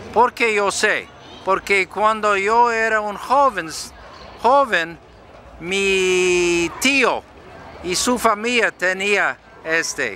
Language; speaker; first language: Spanish; non-native, learner; English